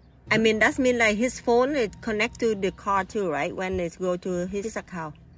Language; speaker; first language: English; non-native, learner; Vietnamese